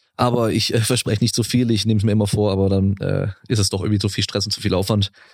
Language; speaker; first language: German; native; German